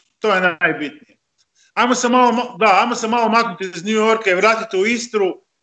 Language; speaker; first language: Croatian; native; Croatian